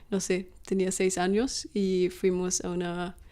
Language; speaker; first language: Spanish; non-native, fluent; German